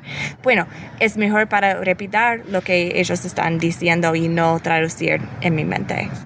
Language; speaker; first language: Spanish; early bilingual, heritage; English